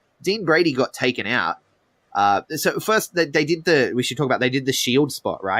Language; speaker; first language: English; native; English